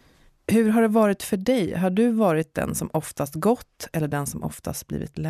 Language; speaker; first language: Swedish; native; Swedish